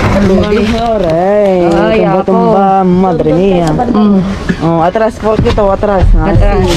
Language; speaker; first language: Spanish; non-native, learner; Filipino